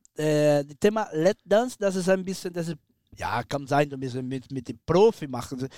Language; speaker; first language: German; non-native, learner; Portuguese